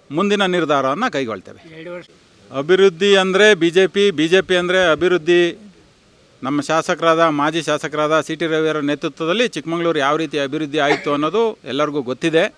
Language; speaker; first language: Kannada; native; Kannada